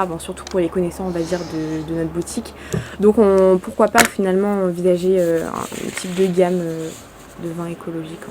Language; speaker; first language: French; native; French